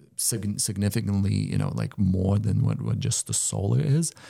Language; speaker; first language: English; non-native, fluent; Lithuanian